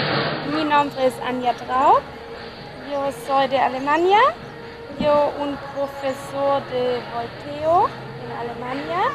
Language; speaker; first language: Spanish; non-native, learner; German